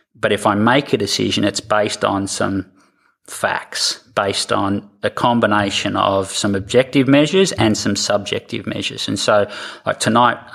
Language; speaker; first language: English; native; English